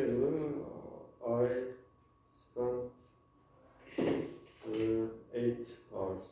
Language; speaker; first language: English; non-native, learner; Turkish